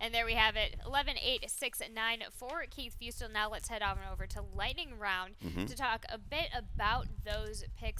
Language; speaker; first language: English; native; English